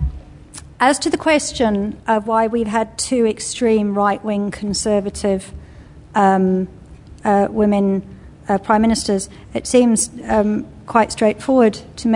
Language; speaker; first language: English; native; English